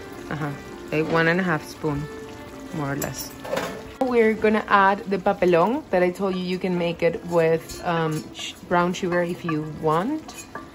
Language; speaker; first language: English; non-native, fluent; Spanish